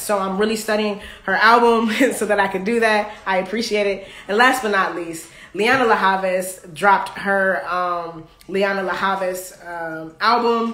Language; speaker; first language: English; native; English